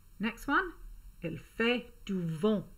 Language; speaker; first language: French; non-native, fluent; English